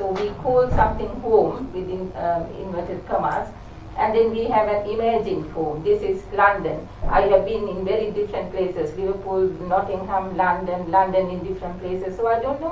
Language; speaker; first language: English; non-native, local second language; Sinhala